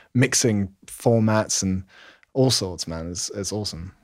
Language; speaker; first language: English; native; English